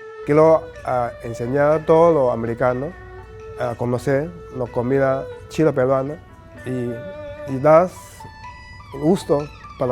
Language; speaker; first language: Spanish; non-native, learner; Chinese